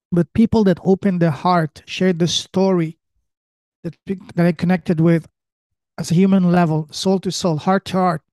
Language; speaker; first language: English; early bilingual, other home language; French